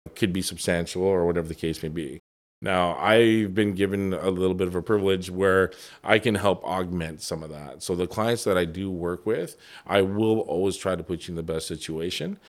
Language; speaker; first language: English; native; English